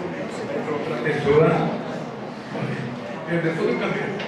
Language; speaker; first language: Portuguese; non-native, fluent; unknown